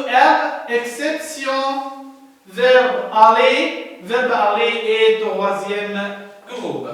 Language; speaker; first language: French; non-native, learner; Arabic